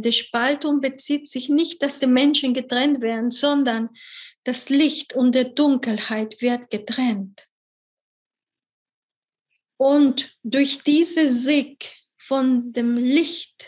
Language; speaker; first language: German; non-native, fluent; Spanish